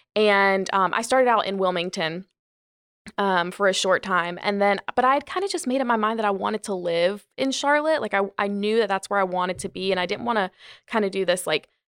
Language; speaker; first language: English; native; English